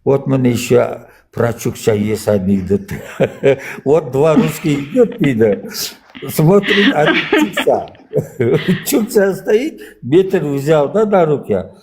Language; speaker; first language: Russian; non-native, local second language; Kazakh